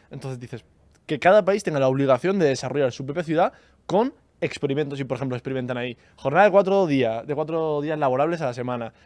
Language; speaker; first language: Spanish; native; Spanish